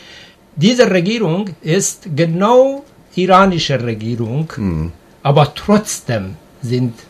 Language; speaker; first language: German; non-native, learner; Persian